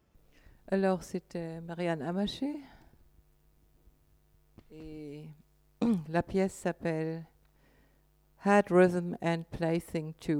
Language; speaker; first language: French; non-native, fluent; German